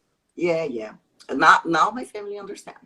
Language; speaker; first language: English; non-native, learner; Portuguese